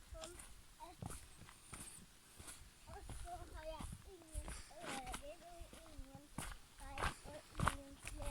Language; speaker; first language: Norwegian; early bilingual, other home language; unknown